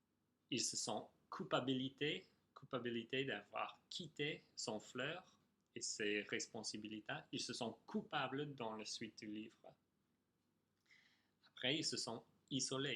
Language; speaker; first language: French; non-native, fluent; English